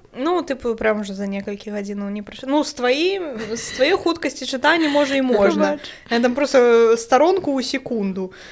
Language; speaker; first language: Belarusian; non-native, local second language; Russian